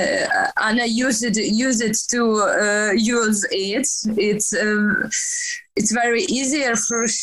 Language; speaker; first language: English; non-native, learner; Ukrainian